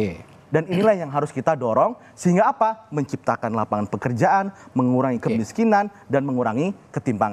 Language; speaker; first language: Indonesian; native; Indonesian